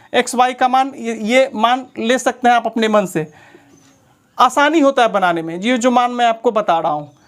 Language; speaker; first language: Hindi; native; Hindi